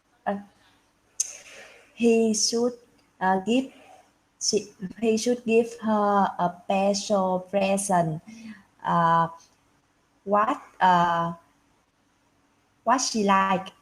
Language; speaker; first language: English; non-native, learner; Vietnamese